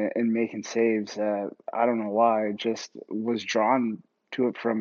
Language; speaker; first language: English; native; English